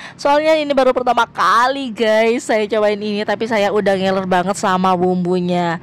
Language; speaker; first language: Indonesian; native; Indonesian